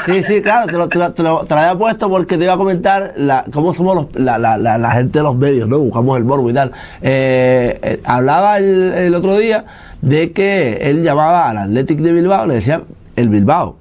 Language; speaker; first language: Spanish; native; Spanish